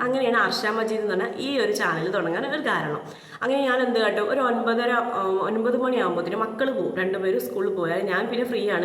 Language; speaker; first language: Malayalam; native; Malayalam